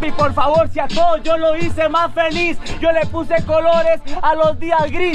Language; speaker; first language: Spanish; native; Spanish